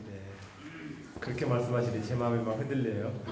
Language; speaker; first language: Korean; native; Korean